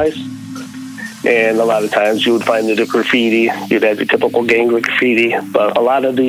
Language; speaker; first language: English; native; English